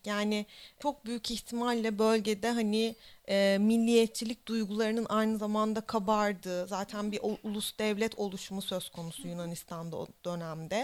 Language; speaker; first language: Turkish; native; Turkish